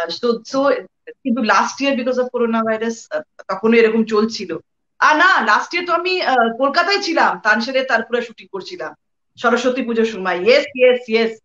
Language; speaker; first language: Bangla; early bilingual, heritage; Bangla